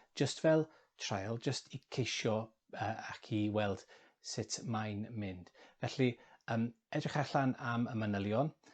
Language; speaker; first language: Welsh; non-native, local second language; English